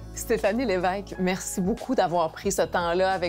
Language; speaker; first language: French; native; French